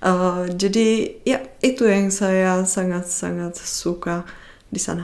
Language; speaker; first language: Indonesian; non-native, fluent; Czech